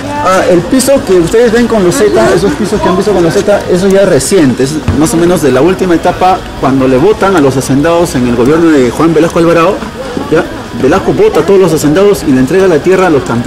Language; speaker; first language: Spanish; native; Spanish